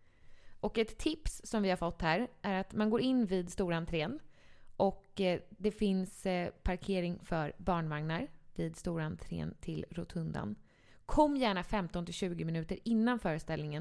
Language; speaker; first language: Swedish; native; Swedish